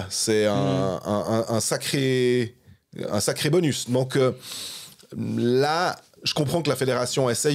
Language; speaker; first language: French; native; French